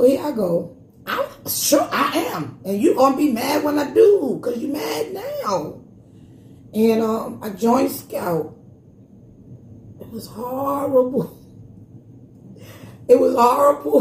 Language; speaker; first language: English; native; English